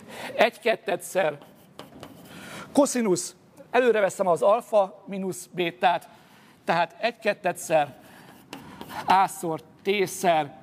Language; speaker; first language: Hungarian; native; Hungarian